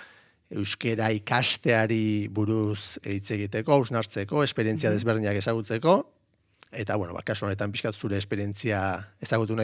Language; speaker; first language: Basque; native; Basque